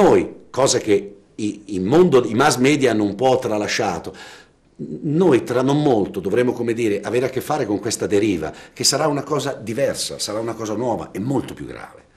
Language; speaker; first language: Italian; native; Italian